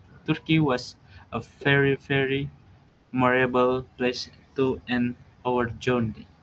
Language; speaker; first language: English; non-native, learner; Indonesian